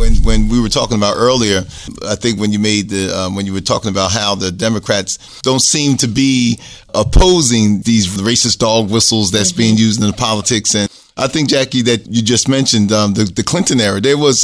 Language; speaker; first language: English; native; English